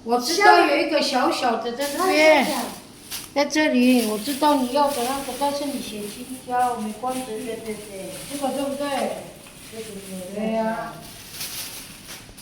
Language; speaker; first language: Chinese; non-native, learner; Filipino